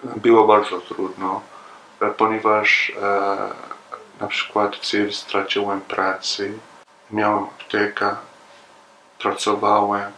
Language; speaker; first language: Polish; non-native, learner; Arabic